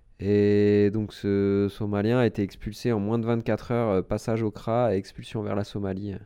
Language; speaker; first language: French; native; French